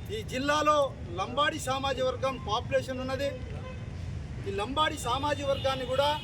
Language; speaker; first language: Telugu; non-native, local second language; Lambadi